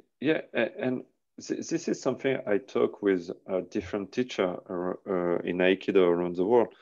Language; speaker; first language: English; non-native, learner; French